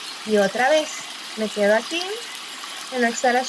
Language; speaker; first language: Spanish; native; Spanish